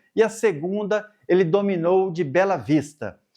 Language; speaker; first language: Portuguese; native; Portuguese